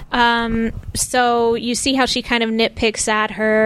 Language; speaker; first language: English; native; English